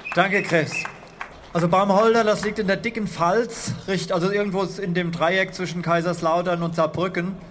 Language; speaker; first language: German; native; German